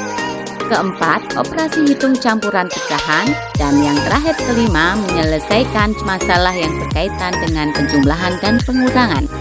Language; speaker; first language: Indonesian; native; Indonesian